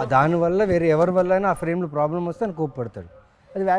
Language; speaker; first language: Telugu; native; Telugu